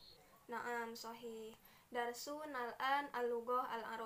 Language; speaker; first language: Arabic; non-native, learner; Indonesian